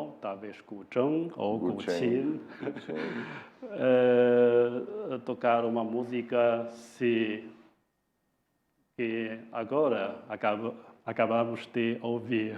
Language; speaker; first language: Portuguese; non-native, fluent; Chinese